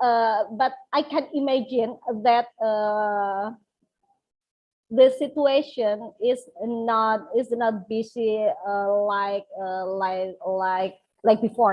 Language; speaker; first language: English; non-native, learner; Indonesian